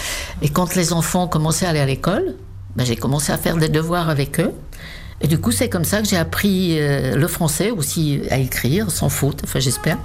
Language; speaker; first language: French; non-native, fluent; Czech